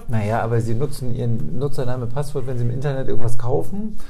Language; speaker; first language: German; native; German